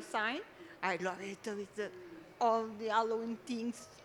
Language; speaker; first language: English; non-native, learner; Italian